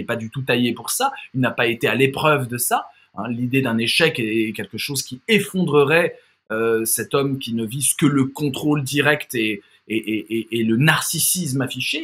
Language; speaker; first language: French; native; French